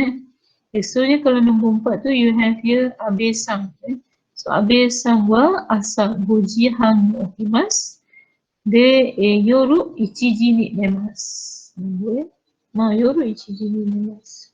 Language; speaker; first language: Japanese; non-native, fluent; Malay